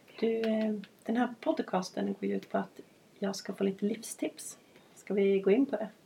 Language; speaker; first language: Swedish; native; Swedish